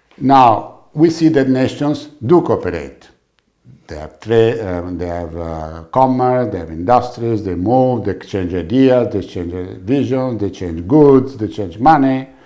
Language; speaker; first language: English; non-native, fluent; Italian